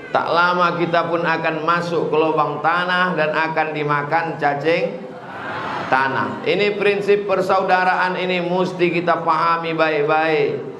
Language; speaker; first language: Indonesian; native; Indonesian